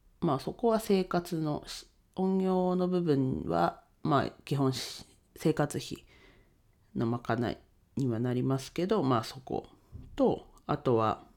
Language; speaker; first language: Japanese; native; Japanese